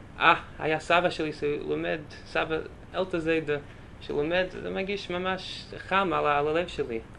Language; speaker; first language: Hebrew; native; Hebrew